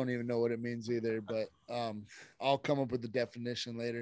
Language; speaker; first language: English; native; English